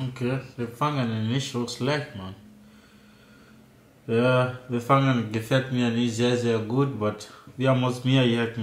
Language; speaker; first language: German; non-native, learner; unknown